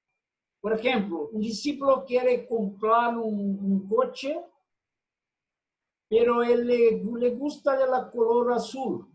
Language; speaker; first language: Spanish; non-native, fluent; Portuguese